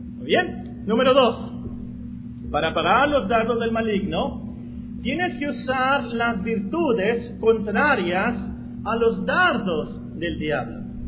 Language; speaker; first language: Spanish; non-native, fluent; English